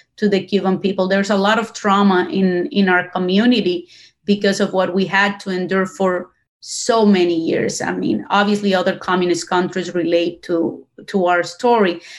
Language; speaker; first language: English; non-native, fluent; Spanish